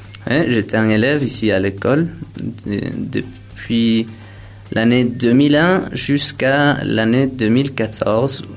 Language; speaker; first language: French; non-native, fluent; Spanish